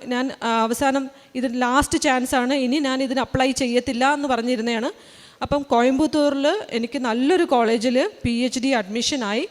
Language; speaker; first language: Malayalam; early bilingual, heritage; Malayalam